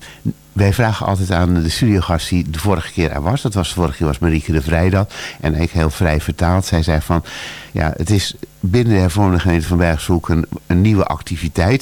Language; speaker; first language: Dutch; native; Dutch